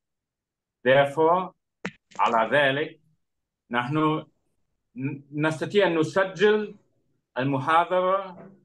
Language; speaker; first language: Arabic; non-native, learner; German